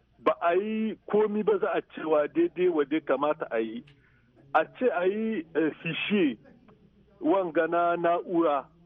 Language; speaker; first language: Hausa; native; Hausa